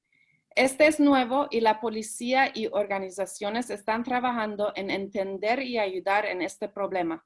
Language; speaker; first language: Spanish; early bilingual, heritage; Spanish